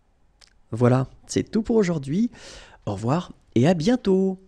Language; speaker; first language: French; native; French